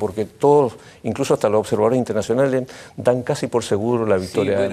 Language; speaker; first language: Spanish; native; Spanish